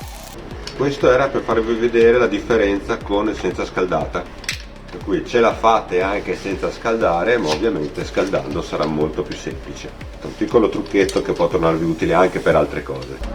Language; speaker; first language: Italian; native; Italian